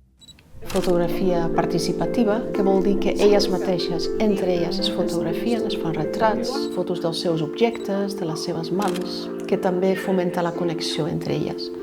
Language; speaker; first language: Catalan; non-native, fluent; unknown